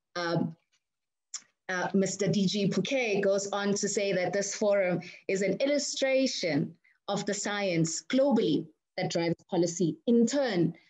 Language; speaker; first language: English; non-native, local second language; Zulu